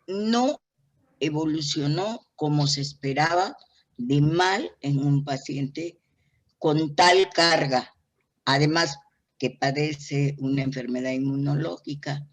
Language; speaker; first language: Spanish; native; Spanish